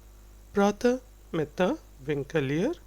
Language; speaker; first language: Dutch; non-native, learner; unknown